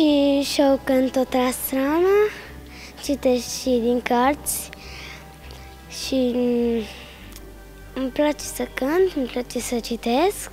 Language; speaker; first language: Romanian; early bilingual, heritage; Romanian